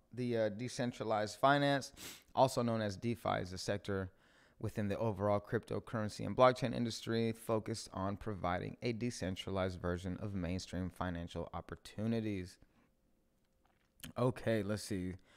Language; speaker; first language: English; early bilingual, other home language; Spanish